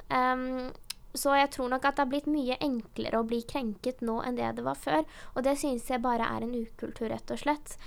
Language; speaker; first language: Norwegian; early bilingual, other home language; Urdu